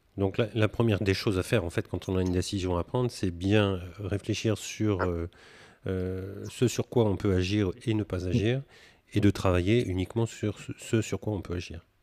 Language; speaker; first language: French; native; French